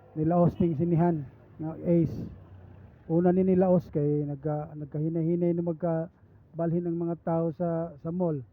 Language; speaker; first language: Cebuano; native; Cebuano